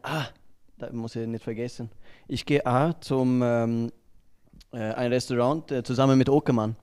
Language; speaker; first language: German; non-native, learner; Swedish